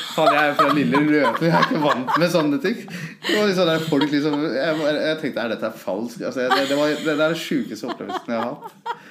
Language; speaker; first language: Norwegian; early bilingual, other home language; Persian